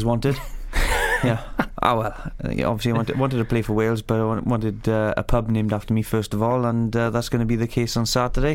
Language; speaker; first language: English; native; English